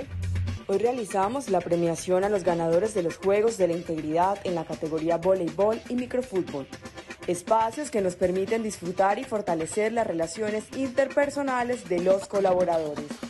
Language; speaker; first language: Spanish; native; Spanish